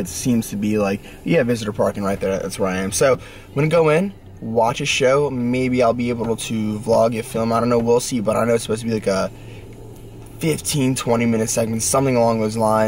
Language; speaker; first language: English; early bilingual, other home language; Russian